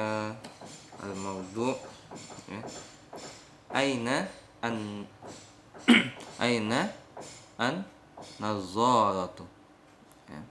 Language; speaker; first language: Arabic; non-native, fluent; Indonesian